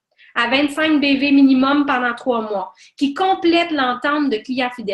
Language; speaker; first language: French; native; French